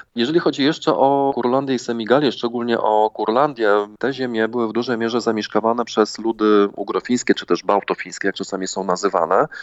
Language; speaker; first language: Polish; native; Polish